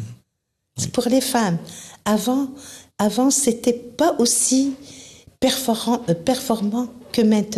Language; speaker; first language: French; non-native, local second language; Arabic